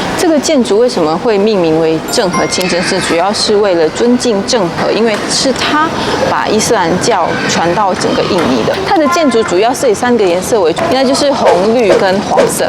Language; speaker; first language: Chinese; early bilingual, heritage; Chinese